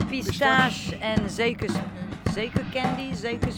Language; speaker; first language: Dutch; non-native, learner; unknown